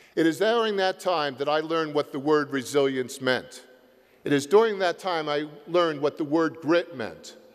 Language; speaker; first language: English; native; English